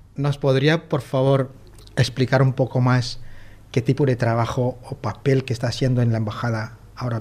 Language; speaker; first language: Spanish; non-native, fluent; Indonesian